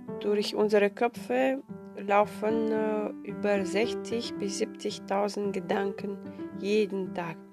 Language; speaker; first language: German; non-native, fluent; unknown